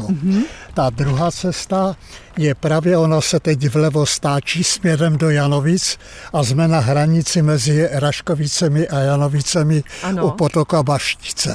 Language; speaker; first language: Czech; native; Czech